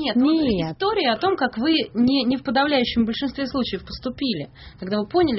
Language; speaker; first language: Russian; native; Russian